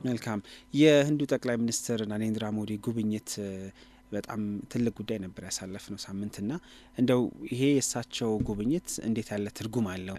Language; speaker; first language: Amharic; native; Amharic